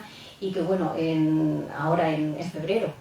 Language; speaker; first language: Spanish; native; Spanish